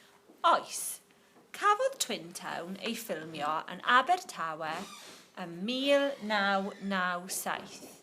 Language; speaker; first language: Welsh; non-native, local second language; English